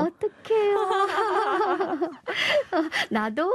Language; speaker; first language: Korean; non-native, fluent; Chinese